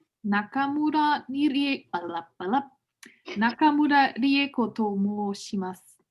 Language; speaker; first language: Japanese; non-native, learner; German